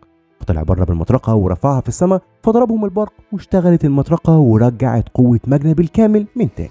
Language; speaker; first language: Arabic; native; Arabic